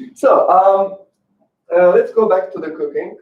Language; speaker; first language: English; non-native, fluent; Azerbaijani